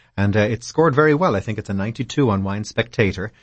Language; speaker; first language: English; native; English